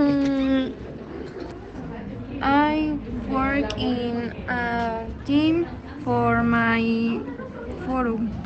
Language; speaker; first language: English; non-native, learner; Spanish